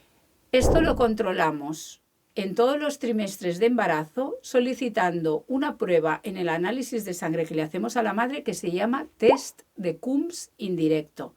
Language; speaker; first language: Spanish; native; Spanish